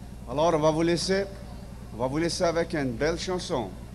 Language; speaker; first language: French; early bilingual, heritage; French